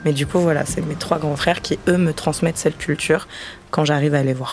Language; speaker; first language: French; native; French